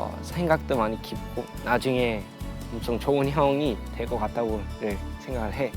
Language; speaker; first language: Korean; early bilingual, heritage; English